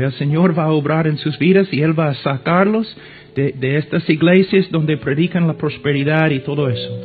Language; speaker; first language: Spanish; non-native, fluent; English